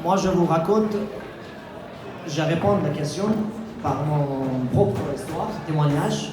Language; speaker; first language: French; non-native, fluent; Persian